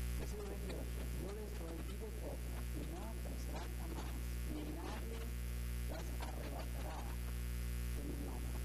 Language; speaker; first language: Spanish; non-native, fluent; English